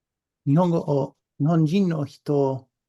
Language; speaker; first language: Japanese; non-native, learner; English